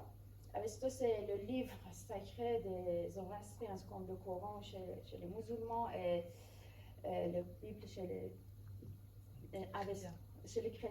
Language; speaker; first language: French; non-native, fluent; Persian